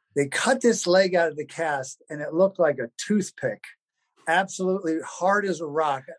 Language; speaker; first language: English; native; English